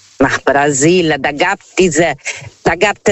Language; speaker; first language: German; non-native, fluent; Portuguese